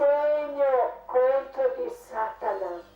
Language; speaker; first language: Italian; non-native, learner; Croatian